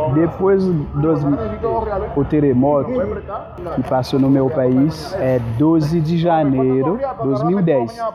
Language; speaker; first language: Portuguese; non-native, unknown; Haitian Creole